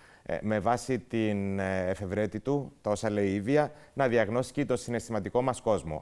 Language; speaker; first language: Greek; native; Greek